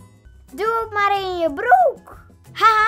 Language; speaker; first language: Dutch; native; Dutch